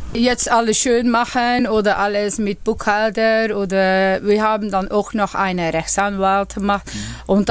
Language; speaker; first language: German; non-native, learner; Dutch